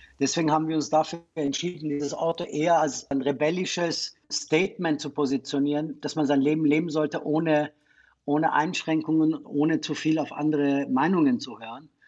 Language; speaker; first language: German; non-native, fluent; Persian